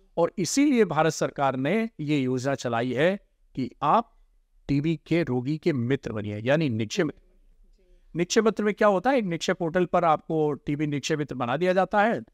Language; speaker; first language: Hindi; native; Hindi